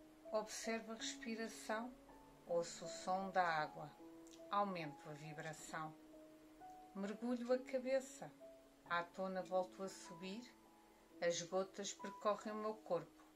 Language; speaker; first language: Portuguese; native; Portuguese